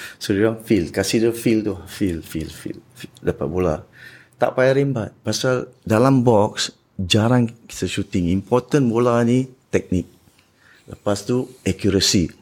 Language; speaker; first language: Malay; native; Malay